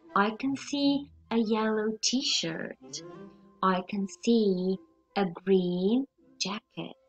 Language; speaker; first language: English; non-native, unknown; Italian